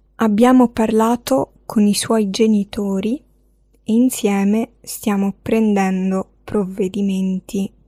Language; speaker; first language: Italian; non-native, fluent; Arabic